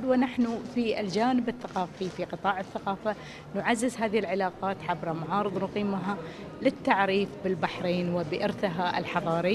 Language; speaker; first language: Arabic; native; Arabic